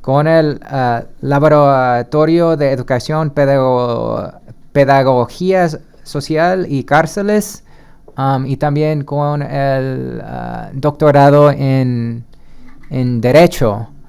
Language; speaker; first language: Spanish; early bilingual, heritage; Spanish